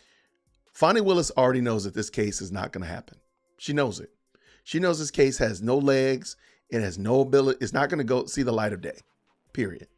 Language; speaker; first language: English; native; English